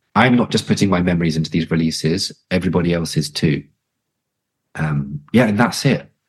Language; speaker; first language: English; native; English